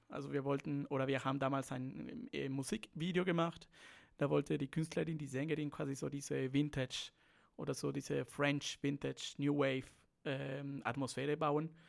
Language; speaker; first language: German; non-native, fluent; Spanish